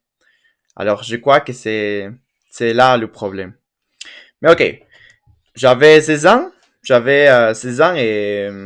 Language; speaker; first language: French; non-native, fluent; Spanish